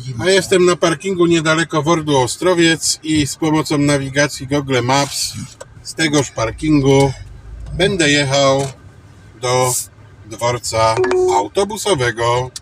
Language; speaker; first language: Polish; native; Polish